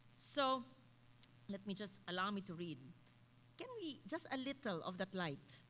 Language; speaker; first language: English; non-native, local second language; Filipino